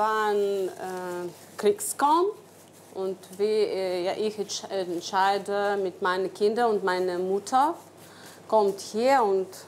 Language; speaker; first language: German; non-native, learner; Ukrainian